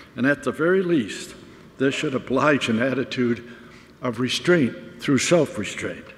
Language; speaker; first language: English; native; English